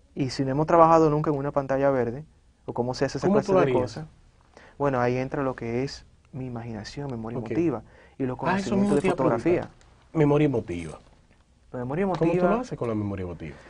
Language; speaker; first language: Spanish; native; Spanish